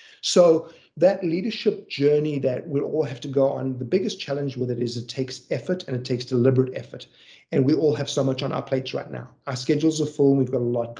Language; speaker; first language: English; native; English